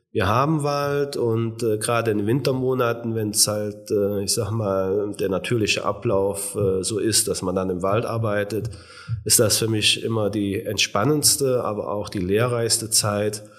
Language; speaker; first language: German; native; German